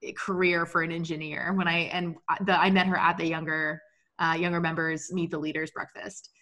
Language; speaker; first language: English; native; English